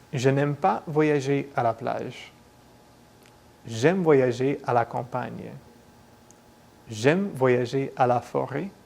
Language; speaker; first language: French; non-native, fluent; English